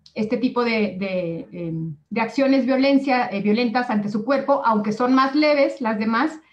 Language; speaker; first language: Spanish; native; Spanish